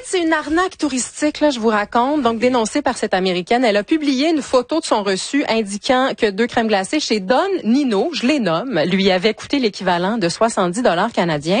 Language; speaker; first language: French; native; French